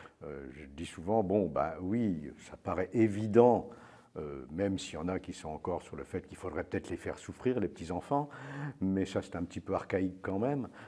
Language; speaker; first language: French; native; French